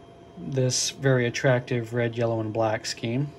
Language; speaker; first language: English; native; English